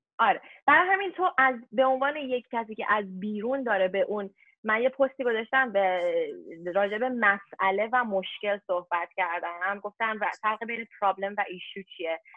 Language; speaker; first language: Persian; early bilingual, heritage; Persian